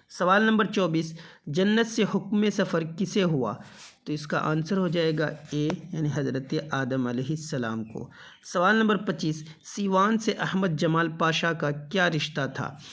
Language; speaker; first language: Urdu; native; Urdu